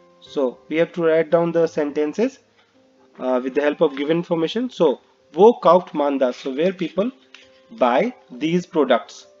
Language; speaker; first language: English; non-native, local second language; Hindi